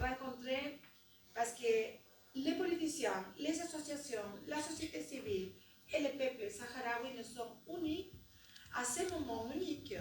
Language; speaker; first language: French; non-native, fluent; Spanish